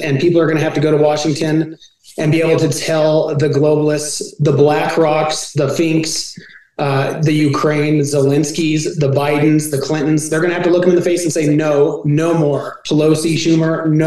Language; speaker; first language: English; native; English